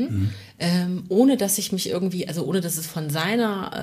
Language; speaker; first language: German; native; German